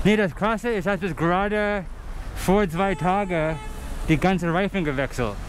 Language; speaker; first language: German; non-native, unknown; English